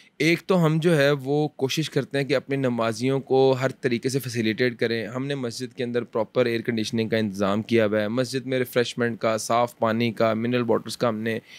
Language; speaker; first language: Urdu; early bilingual, heritage; Urdu